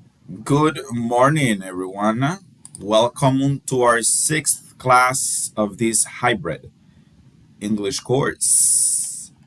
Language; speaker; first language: English; non-native, fluent; Spanish